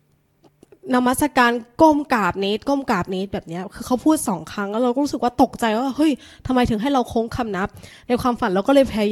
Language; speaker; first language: Thai; native; Thai